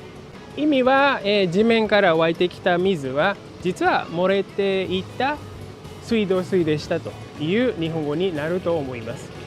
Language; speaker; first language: Japanese; non-native, fluent; Indonesian